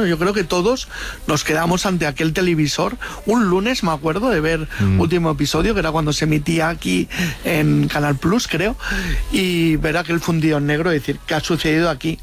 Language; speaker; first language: Spanish; native; Spanish